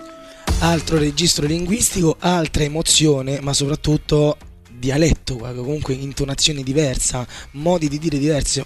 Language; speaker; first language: Italian; native; Italian